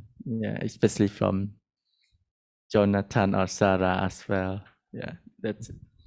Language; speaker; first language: English; non-native, learner; Thai